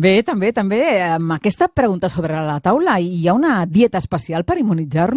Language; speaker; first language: Catalan; native; Catalan